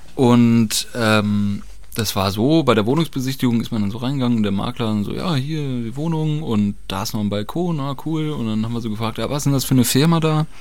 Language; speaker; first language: German; native; German